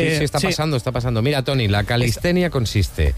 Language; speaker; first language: Spanish; native; Spanish